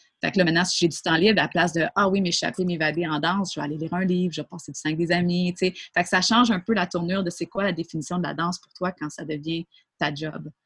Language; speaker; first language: French; native; French